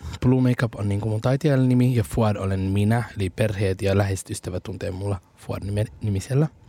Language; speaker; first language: Finnish; early bilingual, other home language; Somali